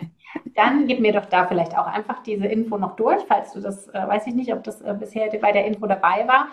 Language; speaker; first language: German; native; German